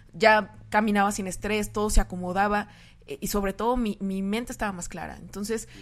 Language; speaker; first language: Spanish; native; Spanish